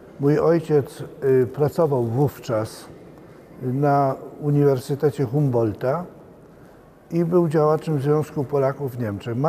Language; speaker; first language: Polish; early bilingual, heritage; Polish